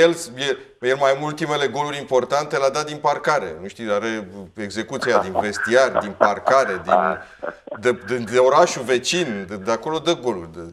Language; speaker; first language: Romanian; native; Romanian